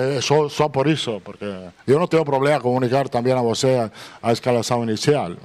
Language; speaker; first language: Portuguese; non-native, fluent; Italian